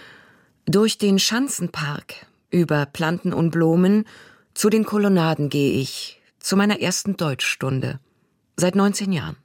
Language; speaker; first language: German; non-native, fluent; Russian